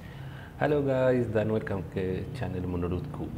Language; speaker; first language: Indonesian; non-native, fluent; Arabic